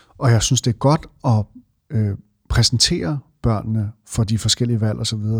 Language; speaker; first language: Danish; native; Danish